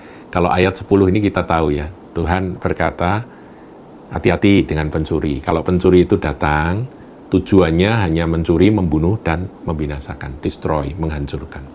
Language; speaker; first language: Indonesian; native; Indonesian